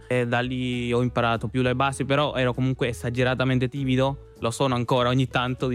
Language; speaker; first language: Italian; non-native, fluent; Spanish